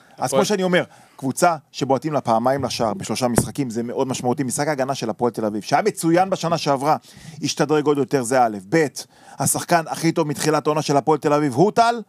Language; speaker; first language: Hebrew; native; Hebrew